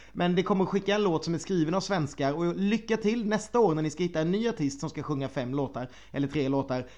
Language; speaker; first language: Swedish; native; Swedish